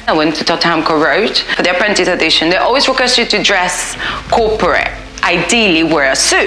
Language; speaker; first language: English; non-native, fluent; Spanish